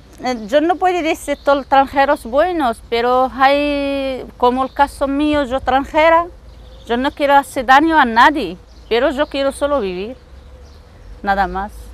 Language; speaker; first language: Spanish; non-native, learner; Arabic